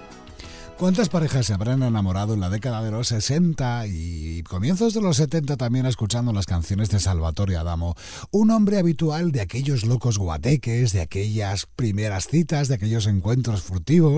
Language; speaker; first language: Spanish; native; Spanish